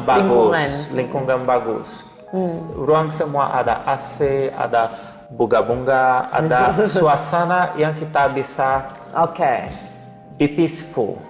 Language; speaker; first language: Indonesian; non-native, learner; Portuguese